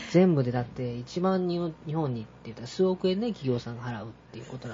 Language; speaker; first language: Japanese; native; Japanese